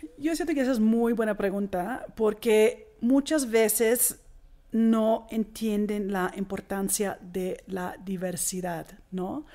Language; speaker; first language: Spanish; non-native, fluent; English